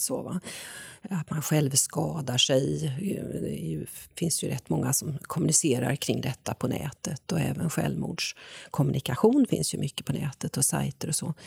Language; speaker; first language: Swedish; native; Swedish